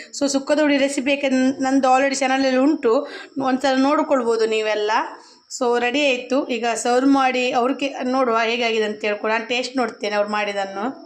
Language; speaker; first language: Kannada; non-native, local second language; Tulu